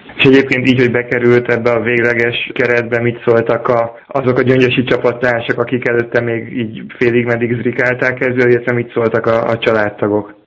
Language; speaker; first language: Hungarian; native; Hungarian